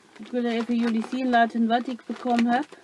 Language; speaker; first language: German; non-native, learner; Dutch